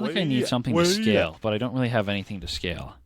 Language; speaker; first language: English; native; English